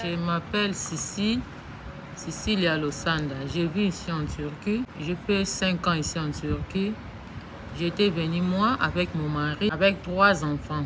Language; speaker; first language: French; non-native, learner; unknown